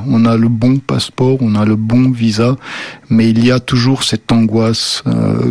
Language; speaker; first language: French; early bilingual, other home language; Slovenian